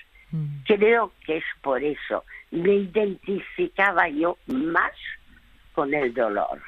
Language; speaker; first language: Spanish; early bilingual, other home language; French